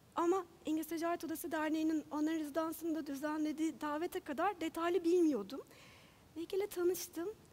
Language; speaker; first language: Turkish; native; Turkish